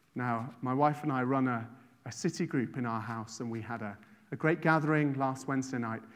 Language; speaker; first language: English; native; English